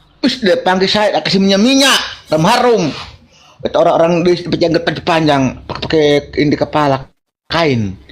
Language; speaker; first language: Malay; non-native, local second language; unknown